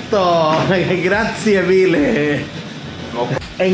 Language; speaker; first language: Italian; non-native, learner; Spanish